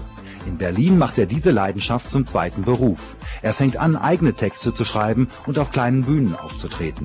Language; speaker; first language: German; native; German